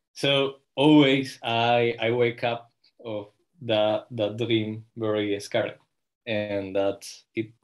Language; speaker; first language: English; non-native, learner; Spanish